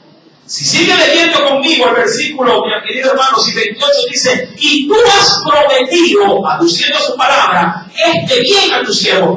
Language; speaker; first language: Spanish; native; Spanish